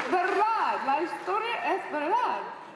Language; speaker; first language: Spanish; non-native, fluent; English